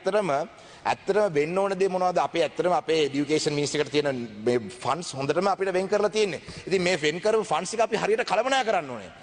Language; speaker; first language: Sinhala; non-native, local second language; Tamil